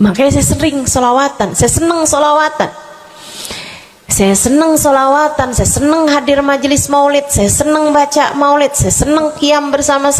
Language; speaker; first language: Indonesian; native; Indonesian